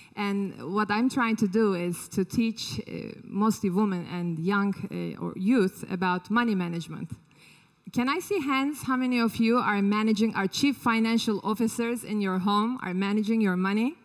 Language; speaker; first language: English; non-native, fluent; Turkish